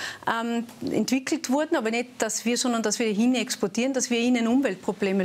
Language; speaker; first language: German; native; German